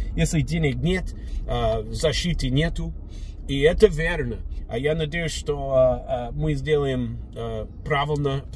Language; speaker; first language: Russian; non-native, learner; English